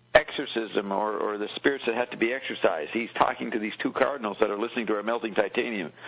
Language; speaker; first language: English; native; English